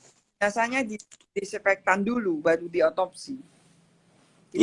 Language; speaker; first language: Indonesian; native; Indonesian